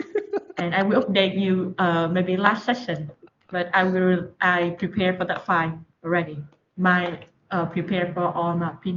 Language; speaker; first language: English; non-native, learner; Vietnamese